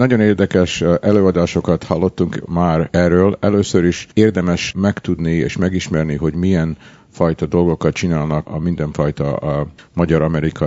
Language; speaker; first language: Hungarian; early bilingual, heritage; Hungarian